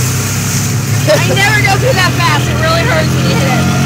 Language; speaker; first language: English; native; English